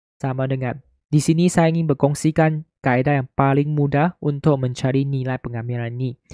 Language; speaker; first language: Malay; non-native, local second language; Chinese